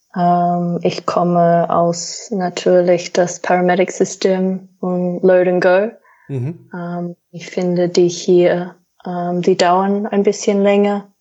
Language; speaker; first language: German; non-native, fluent; English